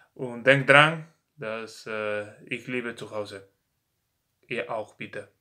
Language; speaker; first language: German; non-native, learner; Spanish